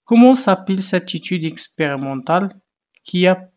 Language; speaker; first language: French; non-native, local second language; Arabic